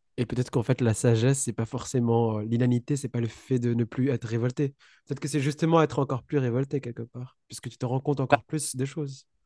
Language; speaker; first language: French; non-native, local second language; Arabic